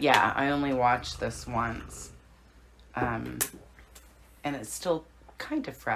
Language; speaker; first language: English; native; English